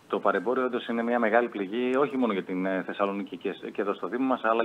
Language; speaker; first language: Greek; native; Greek